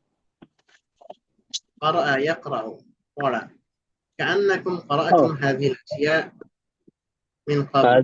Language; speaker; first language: Arabic; non-native, fluent; Bangla